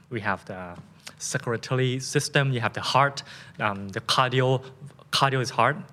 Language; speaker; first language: English; non-native, fluent; Thai